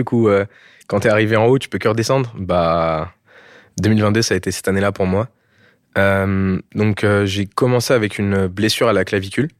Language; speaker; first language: French; native; French